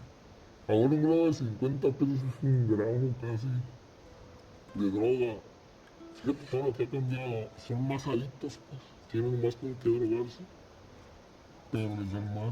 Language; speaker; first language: Spanish; native; Spanish